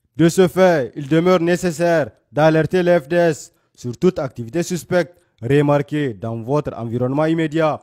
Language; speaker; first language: French; non-native, local second language; Hausa